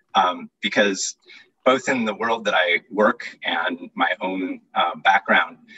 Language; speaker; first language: English; native; English